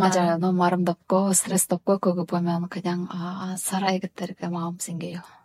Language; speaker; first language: Korean; non-native, fluent; Kyrgyz